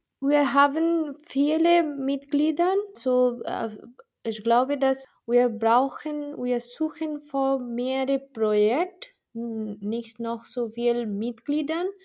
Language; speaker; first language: German; non-native, learner; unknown